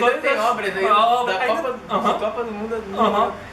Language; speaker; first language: Portuguese; native; Portuguese